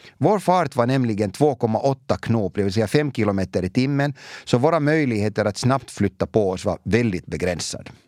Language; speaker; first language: Swedish; native; Swedish